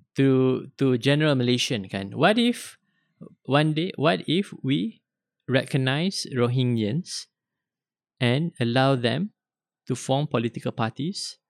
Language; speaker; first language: English; non-native, local second language; Malay